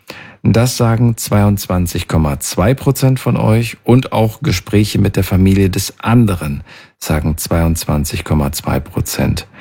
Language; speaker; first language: German; native; German